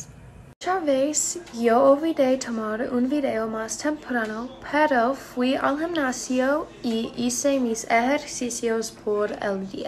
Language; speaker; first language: Spanish; non-native, learner; English